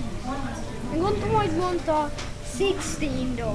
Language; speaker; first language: Hungarian; early bilingual, heritage; Hungarian